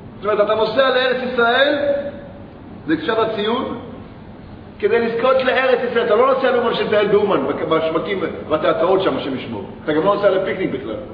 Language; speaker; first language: Hebrew; native; Hebrew